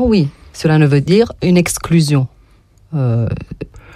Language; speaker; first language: French; non-native, fluent; Serbian